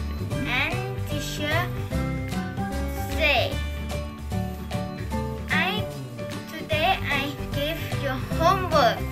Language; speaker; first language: English; non-native, learner; Thai